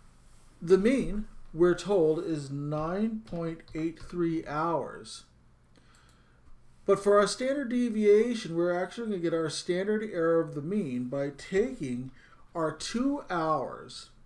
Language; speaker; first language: English; native; English